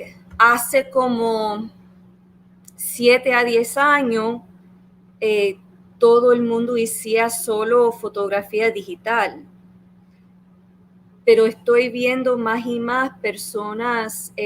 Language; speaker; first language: Spanish; early bilingual, heritage; Spanish